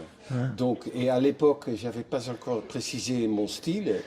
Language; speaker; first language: French; non-native, fluent; Dutch